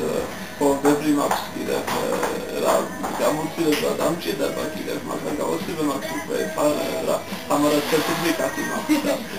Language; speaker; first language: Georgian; non-native, learner; English